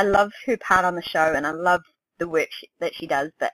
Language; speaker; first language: English; native; English